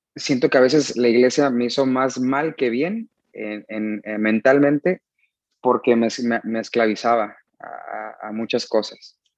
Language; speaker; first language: Spanish; early bilingual, heritage; Spanish